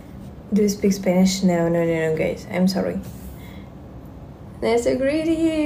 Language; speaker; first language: English; non-native, learner; Russian